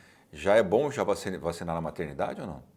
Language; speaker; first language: Portuguese; native; Portuguese